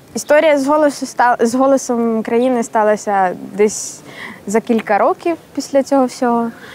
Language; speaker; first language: Ukrainian; native; Ukrainian